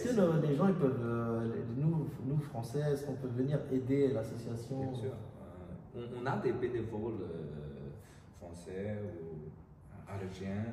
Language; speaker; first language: French; non-native, learner; Chinese